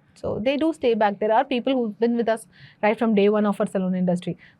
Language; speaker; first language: English; non-native, local second language; Telugu